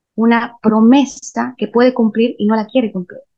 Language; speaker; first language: Spanish; native; Spanish